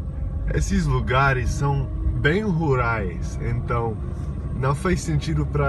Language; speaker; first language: Portuguese; non-native, fluent; English